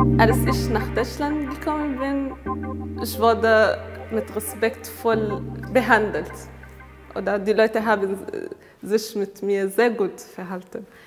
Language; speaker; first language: German; non-native, fluent; Arabic